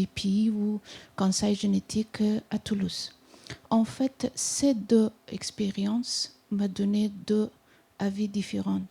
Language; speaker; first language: French; non-native, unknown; Persian